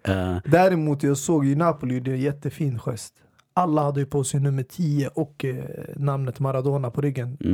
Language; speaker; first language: Swedish; native; Swedish